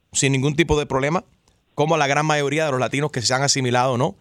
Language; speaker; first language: Spanish; early bilingual, heritage; Spanish